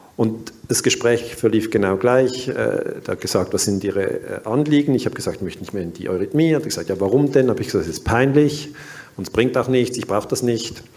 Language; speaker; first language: German; native; German